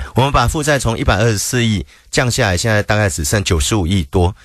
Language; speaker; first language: Chinese; native; Chinese